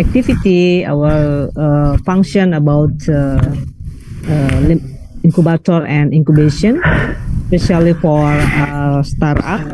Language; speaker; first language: English; non-native, learner; Indonesian